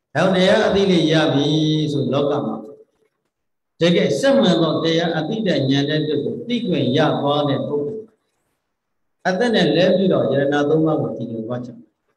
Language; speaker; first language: Burmese; native; Burmese